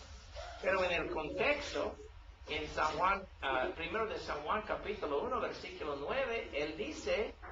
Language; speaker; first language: Spanish; non-native, learner; English